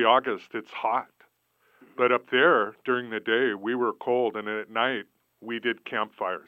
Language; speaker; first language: English; native; English